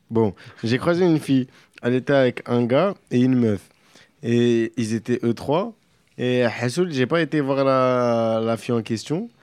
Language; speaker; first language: French; native; French